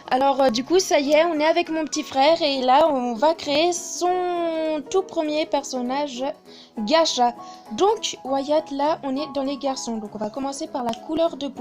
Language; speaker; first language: French; native; French